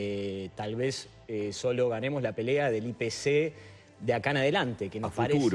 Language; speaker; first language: Spanish; native; Spanish